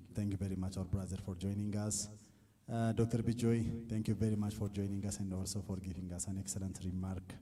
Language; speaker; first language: English; non-native, local second language; Amharic